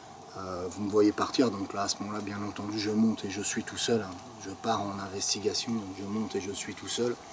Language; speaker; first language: French; native; French